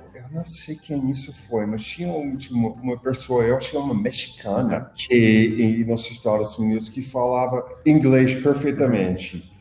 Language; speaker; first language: Portuguese; non-native, fluent; English